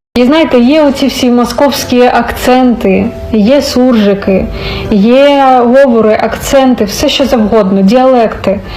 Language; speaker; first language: Ukrainian; non-native, local second language; Russian